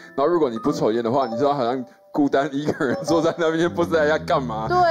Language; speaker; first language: Chinese; non-native, fluent; English